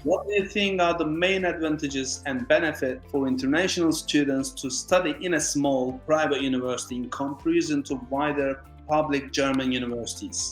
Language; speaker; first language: English; non-native, fluent; Turkish